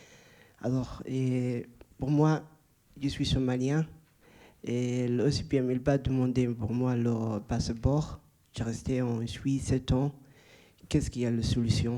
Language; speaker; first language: French; non-native, learner; Somali